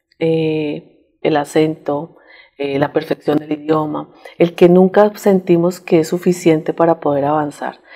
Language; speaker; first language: Spanish; native; Spanish